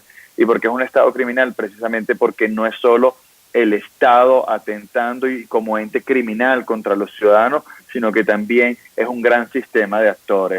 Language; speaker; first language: Spanish; native; Spanish